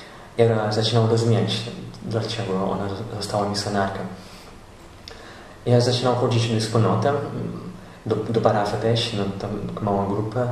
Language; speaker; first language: Polish; non-native, learner; Portuguese